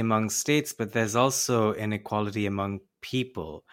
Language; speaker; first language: English; non-native, local second language; Hindi